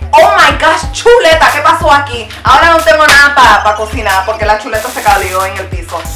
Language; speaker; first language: English; native; English